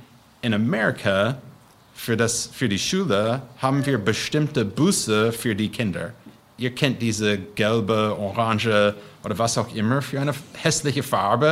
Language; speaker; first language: German; non-native, fluent; English